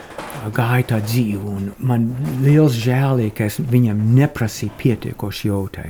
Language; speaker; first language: Latvian; early bilingual, heritage; Latvian